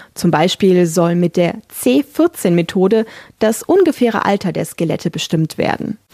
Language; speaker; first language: German; native; German